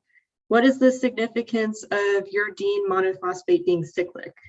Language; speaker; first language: English; native; English